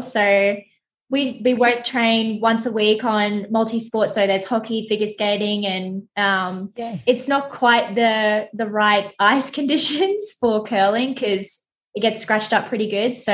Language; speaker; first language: English; native; English